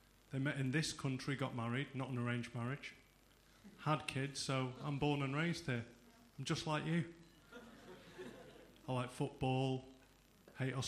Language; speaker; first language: English; native; English